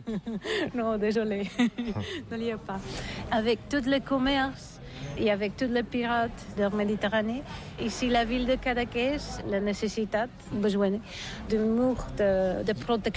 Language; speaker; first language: French; non-native, learner; Catalan